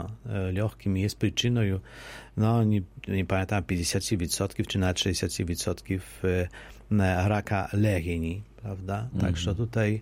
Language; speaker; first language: Polish; non-native, local second language; Ukrainian